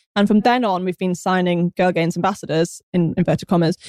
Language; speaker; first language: English; native; English